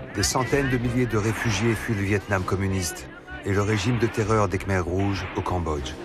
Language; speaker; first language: French; native; French